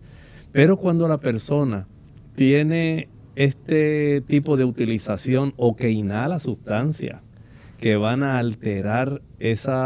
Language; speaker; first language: Spanish; native; Spanish